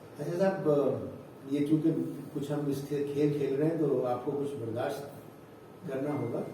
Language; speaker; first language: Urdu; native; Urdu